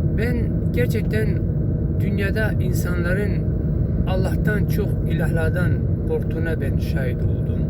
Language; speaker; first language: Turkish; non-native, local second language; Kurdish